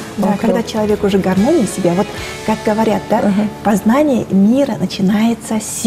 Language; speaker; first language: Russian; native; Russian